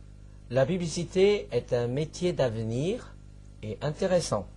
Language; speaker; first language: French; non-native, fluent; Chinese